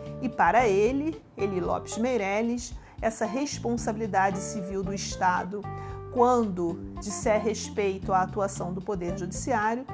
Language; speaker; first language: Portuguese; native; Portuguese